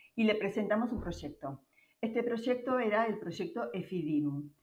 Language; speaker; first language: Spanish; native; Spanish